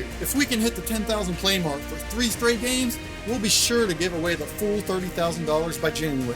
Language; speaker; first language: English; native; English